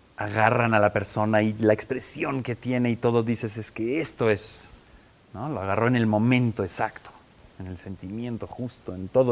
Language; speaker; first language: Spanish; native; Spanish